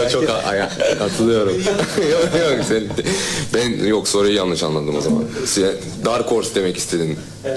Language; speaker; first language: Turkish; early bilingual, heritage; Turkish